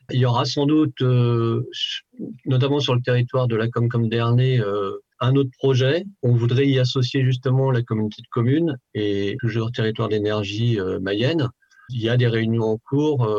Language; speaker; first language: French; native; French